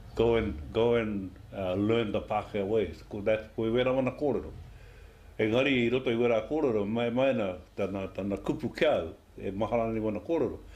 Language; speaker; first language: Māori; native; Māori